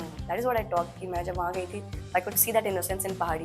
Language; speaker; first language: English; non-native, local second language; Hindi